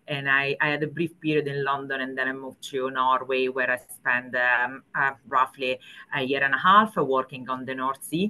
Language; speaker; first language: English; non-native, fluent; Italian